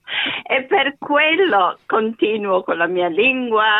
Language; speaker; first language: Italian; early bilingual, other home language; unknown